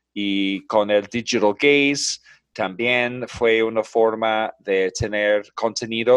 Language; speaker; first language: Spanish; non-native, fluent; English